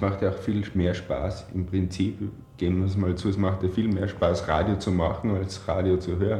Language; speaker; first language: German; native; German